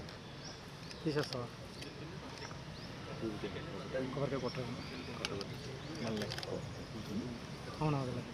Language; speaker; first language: Telugu; native; Telugu